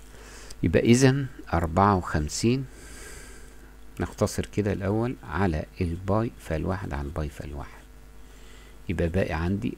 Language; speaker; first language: Arabic; native; Arabic